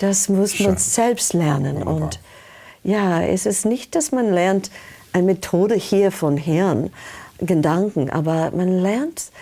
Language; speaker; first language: German; non-native, fluent; English